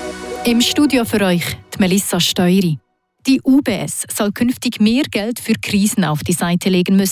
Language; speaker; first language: German; native; German